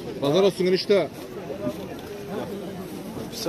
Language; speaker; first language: Russian; non-native, learner; Turkish